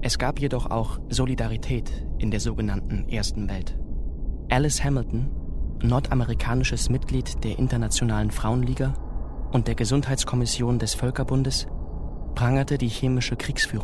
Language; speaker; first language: German; native; German